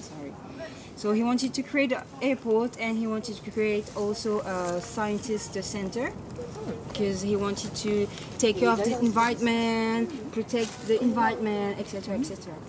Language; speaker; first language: English; non-native, learner; French